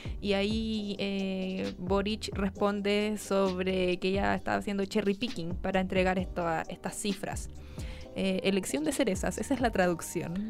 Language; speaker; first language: Spanish; native; Spanish